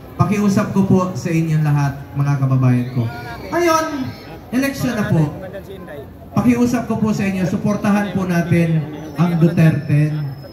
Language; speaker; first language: Filipino; non-native, local second language; Cebuano